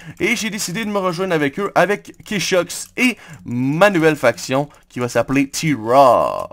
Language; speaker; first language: French; native; French